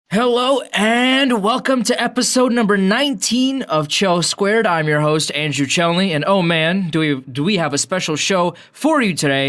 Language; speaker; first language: English; native; English